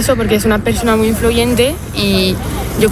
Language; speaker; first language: Spanish; non-native, fluent; French